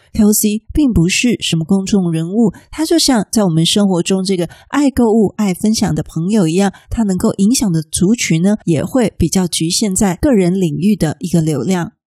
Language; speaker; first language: Chinese; native; Chinese